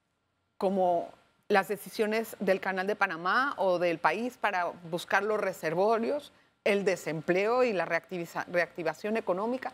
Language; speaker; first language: Spanish; native; Spanish